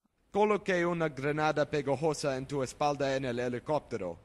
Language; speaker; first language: Spanish; non-native, learner; English